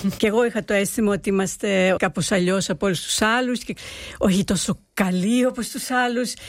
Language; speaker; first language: Greek; early bilingual, heritage; Greek